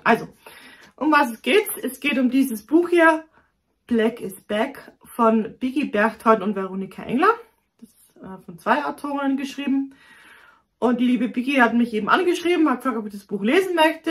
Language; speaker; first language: German; native; German